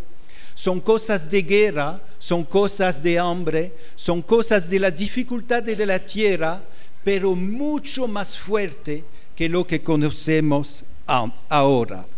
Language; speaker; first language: Spanish; non-native, fluent; French